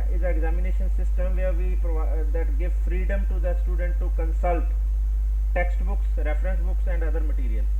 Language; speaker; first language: English; non-native, local second language; Punjabi